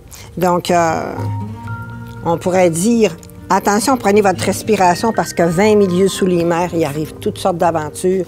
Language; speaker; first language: French; native; French